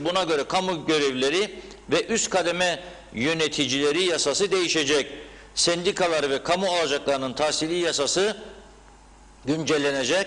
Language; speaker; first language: Turkish; native; Turkish